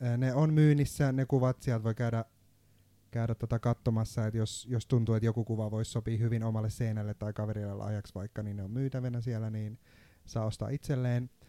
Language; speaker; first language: Finnish; non-native, fluent; Turkish